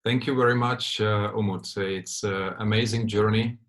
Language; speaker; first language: English; non-native, fluent; Czech